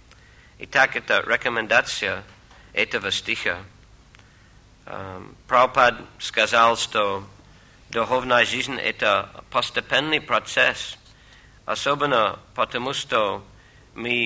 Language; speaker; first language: Russian; non-native, fluent; English